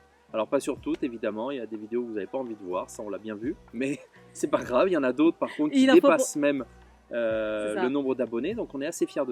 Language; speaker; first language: French; native; French